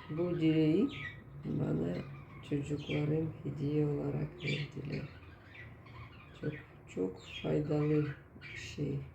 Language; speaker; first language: Turkish; non-native, learner; Russian